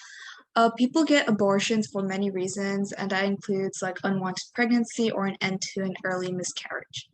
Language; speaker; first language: English; native; English